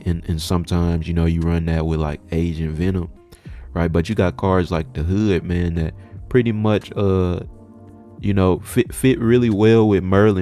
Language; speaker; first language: English; native; English